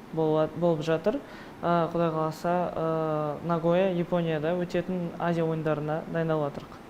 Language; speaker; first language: Kazakh; non-native, local second language; Russian